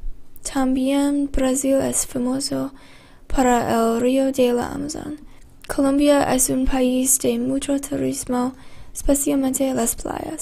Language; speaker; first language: Spanish; non-native, learner; English